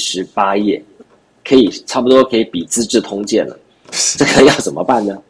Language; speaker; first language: Chinese; native; Chinese